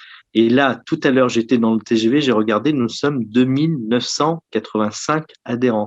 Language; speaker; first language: French; native; French